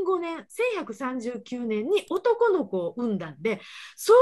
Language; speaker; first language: Japanese; native; Japanese